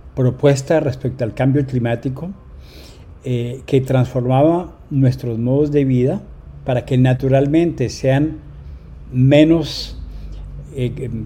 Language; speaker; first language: Spanish; native; Spanish